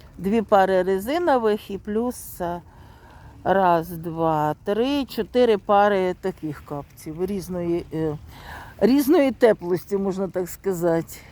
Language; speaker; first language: Ukrainian; native; Ukrainian